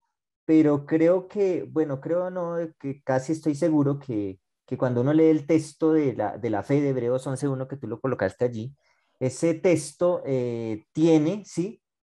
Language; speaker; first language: Spanish; native; Spanish